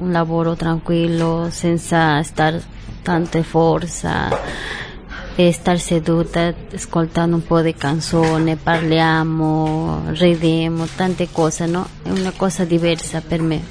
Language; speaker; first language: Italian; non-native, learner; Spanish